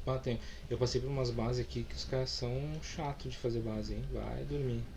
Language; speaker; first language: Portuguese; native; Portuguese